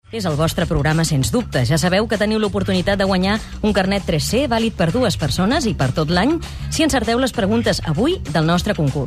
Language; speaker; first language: Catalan; native; Catalan